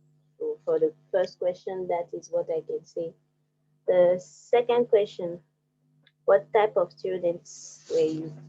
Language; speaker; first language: English; non-native, fluent; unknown